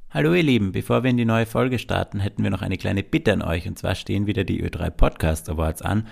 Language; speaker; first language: German; native; German